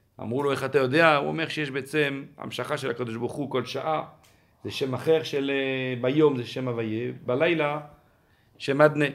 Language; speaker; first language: Hebrew; non-native, fluent; French